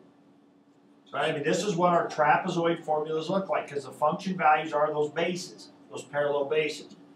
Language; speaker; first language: English; native; English